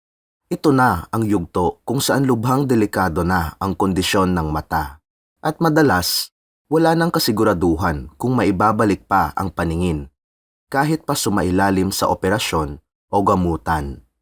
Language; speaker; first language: Filipino; native; Filipino